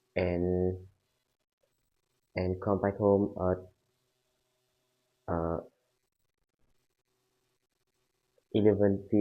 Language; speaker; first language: English; non-native, learner; Vietnamese